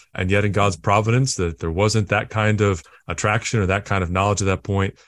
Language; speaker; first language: English; native; English